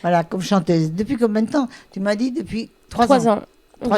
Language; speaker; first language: French; native; French